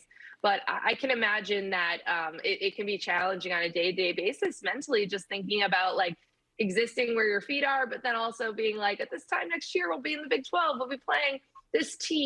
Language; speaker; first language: English; native; English